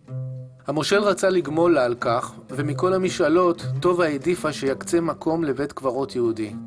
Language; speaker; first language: Hebrew; native; Hebrew